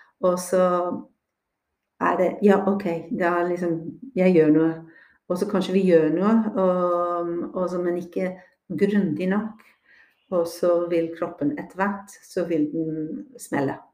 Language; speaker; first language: Norwegian; non-native, fluent; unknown